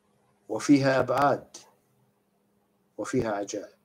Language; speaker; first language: Arabic; native; Arabic